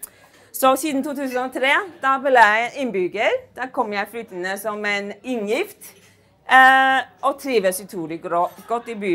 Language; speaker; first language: Norwegian; non-native, fluent; Chinese